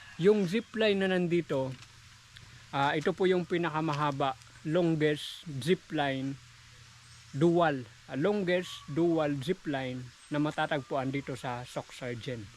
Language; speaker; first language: Filipino; non-native, local second language; Hiligaynon